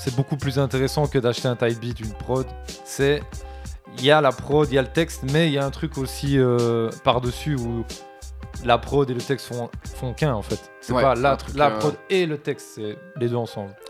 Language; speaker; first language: French; native; French